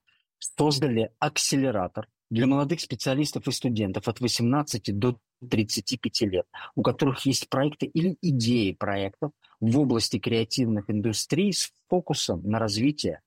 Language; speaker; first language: Russian; native; Russian